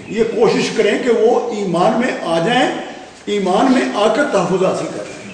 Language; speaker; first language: Urdu; non-native, local second language; Punjabi